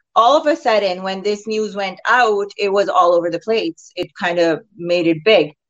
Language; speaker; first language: English; non-native, local second language; Urdu